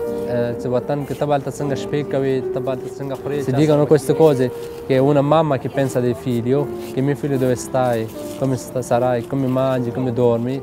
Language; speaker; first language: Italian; non-native, learner; Pashto